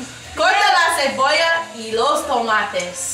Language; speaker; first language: Spanish; non-native, learner; English